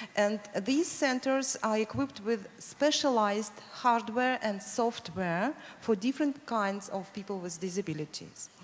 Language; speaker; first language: English; non-native, fluent; Russian